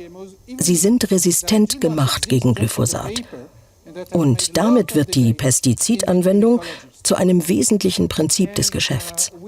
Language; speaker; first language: German; native; German